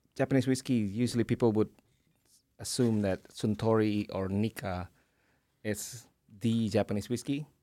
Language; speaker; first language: English; early bilingual, other home language; Indonesian